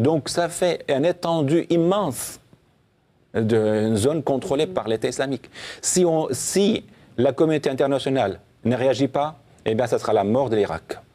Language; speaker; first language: French; non-native, fluent; Assyrian Neo-Aramaic